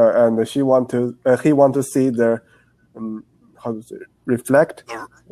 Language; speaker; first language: English; non-native, learner; Chinese